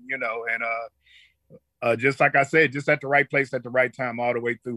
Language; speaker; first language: English; native; English